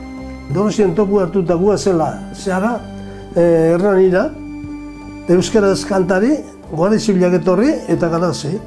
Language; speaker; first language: Basque; native; Basque